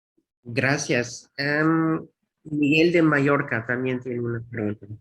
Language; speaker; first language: Spanish; non-native, fluent; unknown